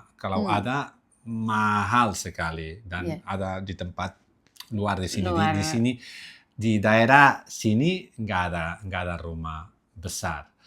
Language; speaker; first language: Indonesian; non-native, learner; Catalan